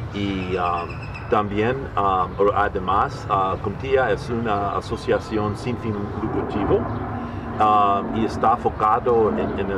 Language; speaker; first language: Spanish; non-native, learner; English